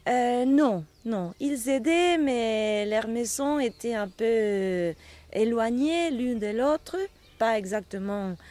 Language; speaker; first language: French; non-native, fluent; Spanish